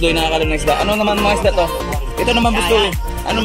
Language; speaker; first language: Filipino; native; Filipino